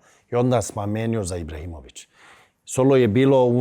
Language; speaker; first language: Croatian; early bilingual, heritage; Bosnian